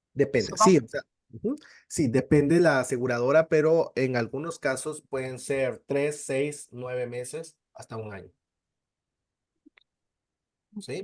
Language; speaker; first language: Spanish; native; Spanish